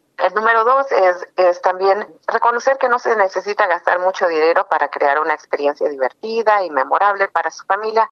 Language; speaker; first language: Spanish; early bilingual, heritage; Spanish